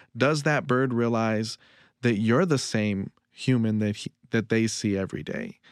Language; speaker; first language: English; native; English